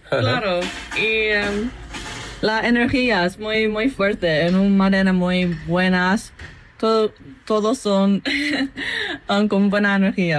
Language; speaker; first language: Spanish; non-native, learner; English